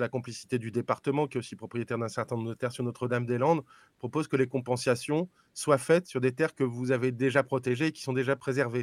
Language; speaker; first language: French; native; French